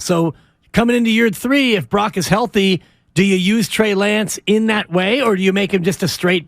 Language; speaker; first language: English; native; English